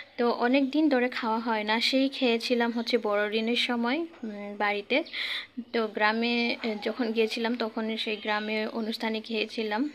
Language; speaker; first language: Bangla; non-native, local second language; Garo